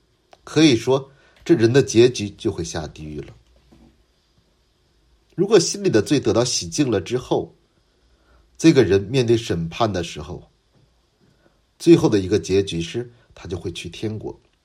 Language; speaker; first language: Chinese; non-native, fluent; Korean